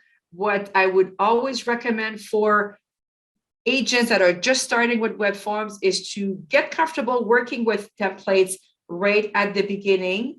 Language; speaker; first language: English; native; English